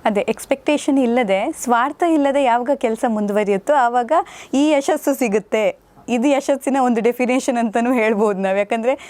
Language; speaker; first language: Kannada; native; Kannada